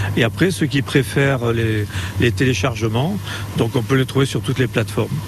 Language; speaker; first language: French; native; French